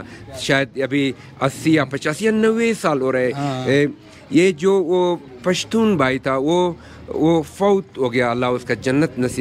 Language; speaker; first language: Hindi; non-native, local second language; Persian